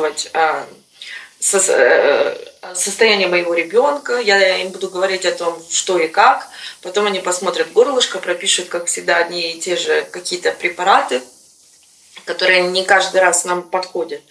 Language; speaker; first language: Russian; native; Russian